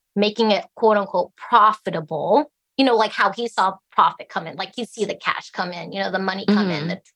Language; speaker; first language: English; early bilingual, other home language; Cantonese